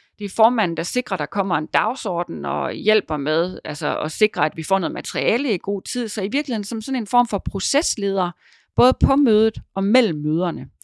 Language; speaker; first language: Danish; native; Danish